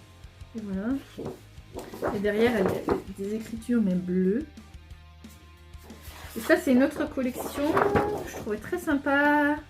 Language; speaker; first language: French; native; French